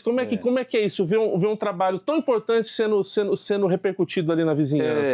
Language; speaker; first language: Portuguese; native; Portuguese